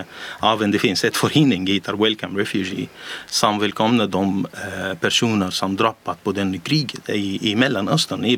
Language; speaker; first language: Swedish; non-native, learner; Arabic